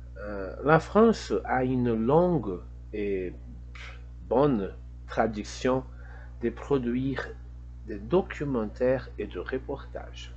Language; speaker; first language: French; non-native, fluent; Portuguese